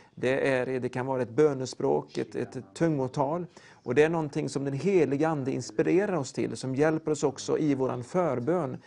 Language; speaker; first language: Swedish; native; Swedish